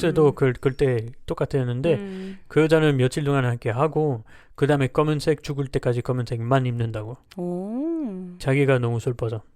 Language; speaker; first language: Korean; non-native, learner; French